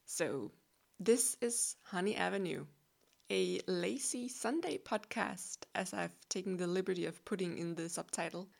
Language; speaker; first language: English; non-native, fluent; Danish